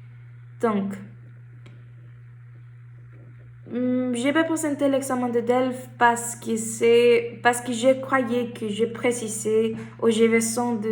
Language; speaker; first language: French; non-native, learner; Spanish